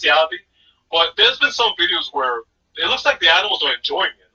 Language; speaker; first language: English; native; English